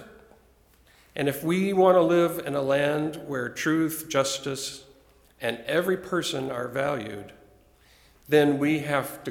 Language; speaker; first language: English; native; English